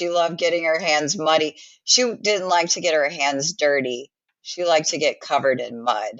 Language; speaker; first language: English; native; English